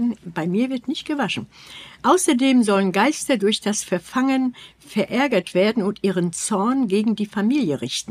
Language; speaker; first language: German; native; German